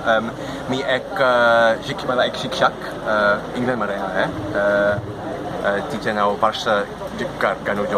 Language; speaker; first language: Marathi; non-native, learner; English